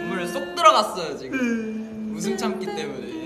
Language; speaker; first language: Korean; native; Korean